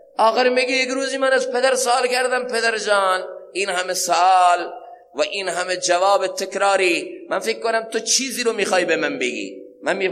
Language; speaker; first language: Persian; non-native, local second language; Central Kurdish